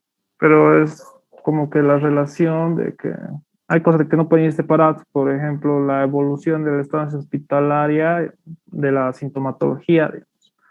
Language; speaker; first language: Spanish; native; Spanish